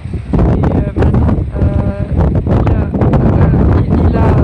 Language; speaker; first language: French; non-native, learner; Estonian